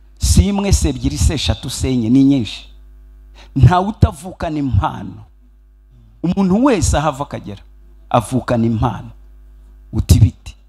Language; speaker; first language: Kinyarwanda; early bilingual, heritage; Kinyarwanda